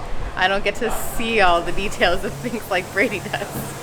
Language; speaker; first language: English; native; English